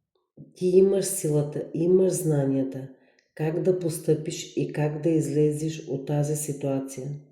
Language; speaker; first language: Bulgarian; native; Bulgarian